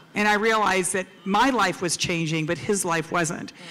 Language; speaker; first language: English; native; English